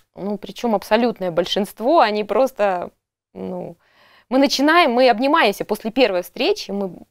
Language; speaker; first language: Russian; native; Russian